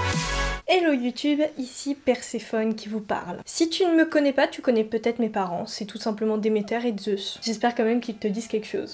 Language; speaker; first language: French; native; French